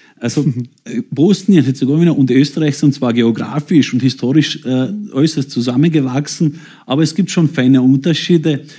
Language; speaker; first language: German; non-native, fluent; Bosnian